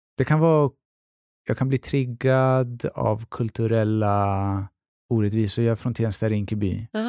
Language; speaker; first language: Swedish; early bilingual, other home language; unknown